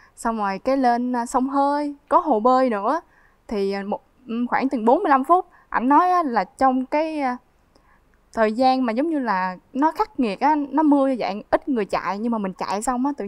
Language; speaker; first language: Vietnamese; native; Vietnamese